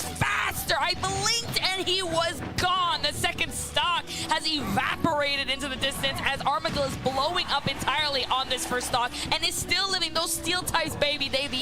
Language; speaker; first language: English; native; English